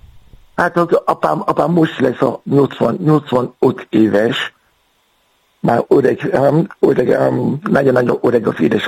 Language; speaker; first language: Hungarian; non-native, learner; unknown